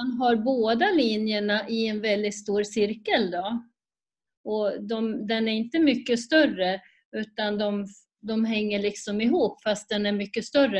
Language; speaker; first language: Swedish; native; Swedish